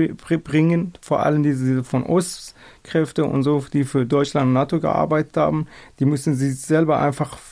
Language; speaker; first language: German; non-native, fluent; Persian